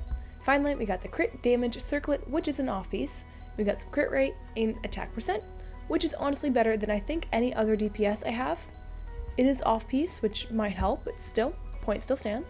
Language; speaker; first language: English; native; English